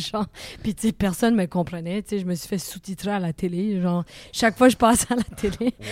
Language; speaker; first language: French; native; French